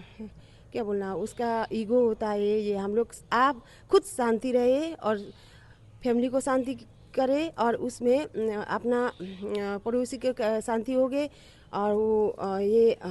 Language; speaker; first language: Hindi; non-native, learner; Nepali